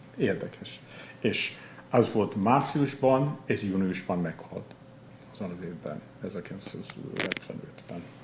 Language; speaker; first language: Hungarian; non-native, fluent; English